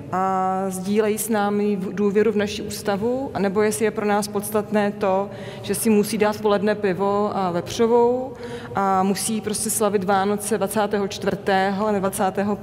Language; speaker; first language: Czech; native; Czech